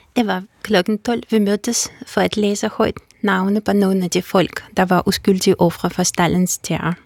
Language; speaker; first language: Danish; non-native, fluent; Russian